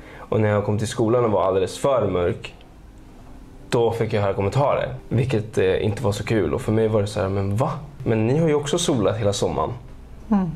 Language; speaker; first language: Swedish; early bilingual, other home language; Spanish